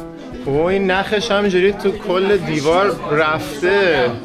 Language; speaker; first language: Persian; native; Persian